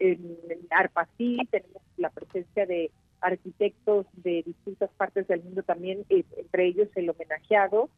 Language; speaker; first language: Spanish; native; Spanish